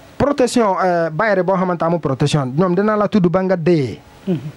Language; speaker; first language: Wolof; non-native, learner; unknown